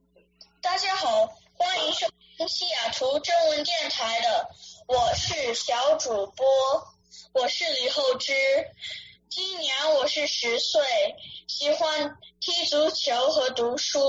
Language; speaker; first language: Chinese; early bilingual, heritage; Chinese